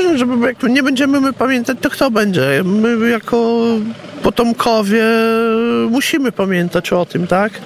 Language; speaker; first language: Polish; native; Polish